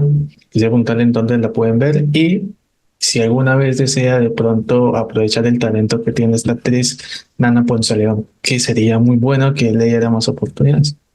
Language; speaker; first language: Spanish; native; Spanish